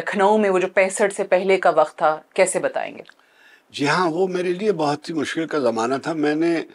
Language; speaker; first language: Urdu; native; Urdu